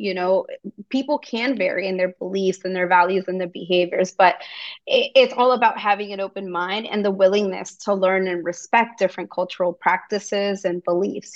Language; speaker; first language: English; early bilingual, other home language; Spanish